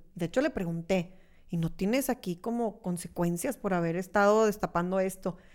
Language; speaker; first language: Spanish; native; Spanish